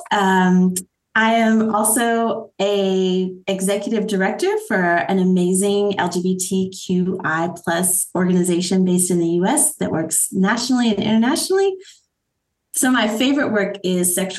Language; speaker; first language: English; native; English